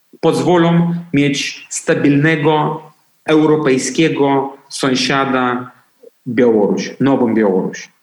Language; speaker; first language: Polish; non-native, fluent; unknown